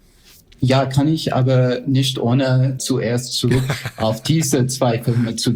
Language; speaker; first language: German; non-native, fluent; English